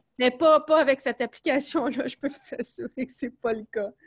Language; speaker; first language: French; native; French